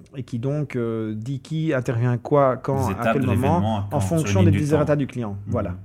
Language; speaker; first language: French; non-native, fluent; English